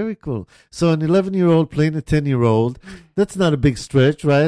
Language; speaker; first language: English; native; English